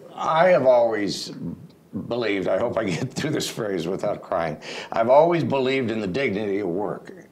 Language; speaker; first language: English; native; English